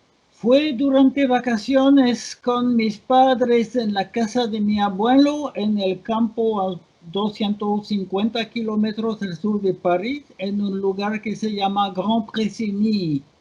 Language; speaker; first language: Spanish; non-native, fluent; French